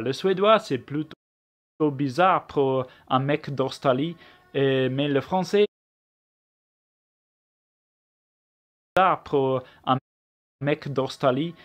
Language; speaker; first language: French; non-native, learner; English